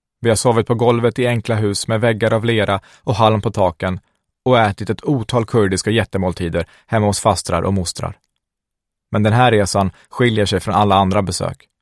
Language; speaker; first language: Swedish; early bilingual, other home language; Kurdish